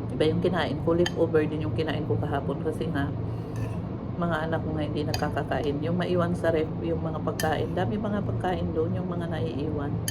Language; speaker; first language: Filipino; non-native, local second language; Cebuano